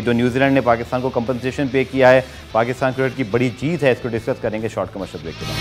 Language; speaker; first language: English; non-native, local second language; Urdu